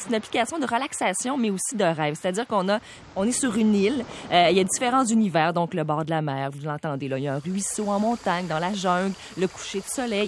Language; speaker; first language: French; native; French